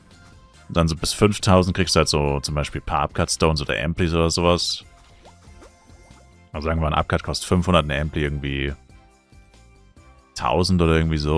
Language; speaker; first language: German; native; German